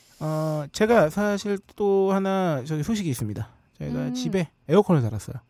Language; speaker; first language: Korean; native; Korean